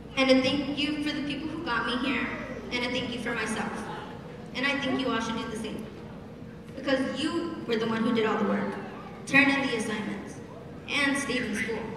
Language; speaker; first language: English; early bilingual, other home language; Spanish